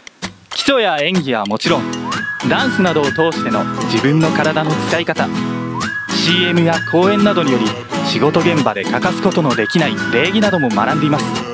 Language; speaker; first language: Japanese; native; Japanese